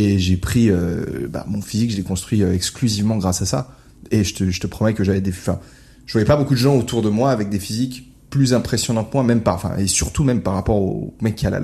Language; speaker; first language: French; native; French